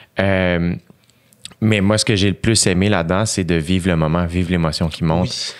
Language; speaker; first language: French; native; French